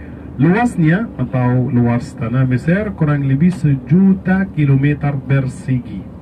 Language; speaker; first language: Indonesian; non-native, fluent; Arabic